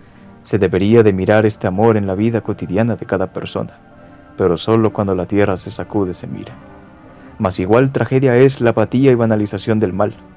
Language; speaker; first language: Spanish; native; Spanish